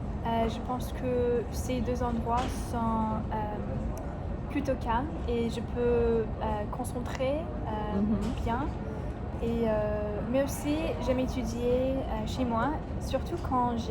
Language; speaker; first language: French; non-native, learner; English